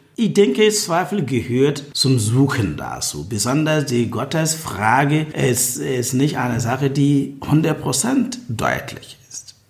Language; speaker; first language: German; non-native, fluent; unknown